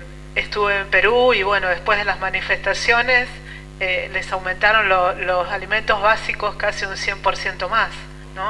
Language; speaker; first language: Spanish; native; Spanish